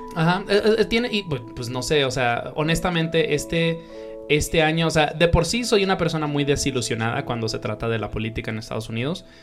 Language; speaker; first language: Spanish; native; Spanish